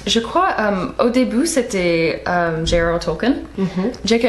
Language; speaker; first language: French; non-native, fluent; English